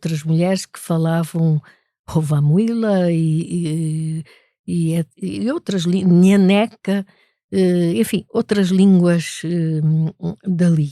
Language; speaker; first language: Portuguese; native; Portuguese